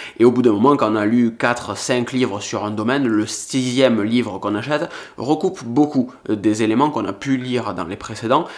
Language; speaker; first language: French; native; French